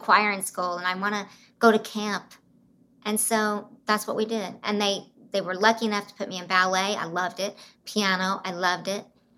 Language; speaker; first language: English; native; English